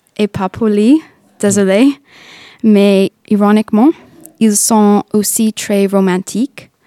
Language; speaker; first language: French; non-native, fluent; English